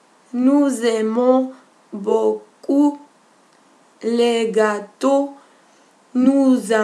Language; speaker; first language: French; non-native, learner; Spanish